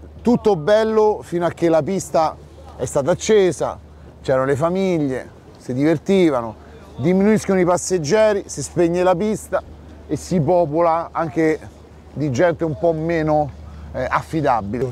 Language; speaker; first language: Italian; native; Italian